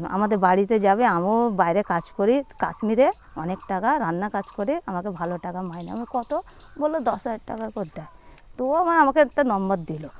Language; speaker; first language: Bangla; non-native, local second language; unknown